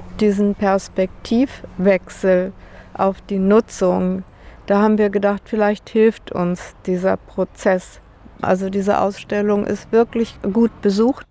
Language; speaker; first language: German; native; German